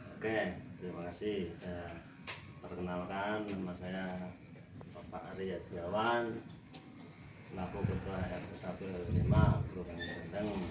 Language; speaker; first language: Indonesian; non-native, local second language; Javanese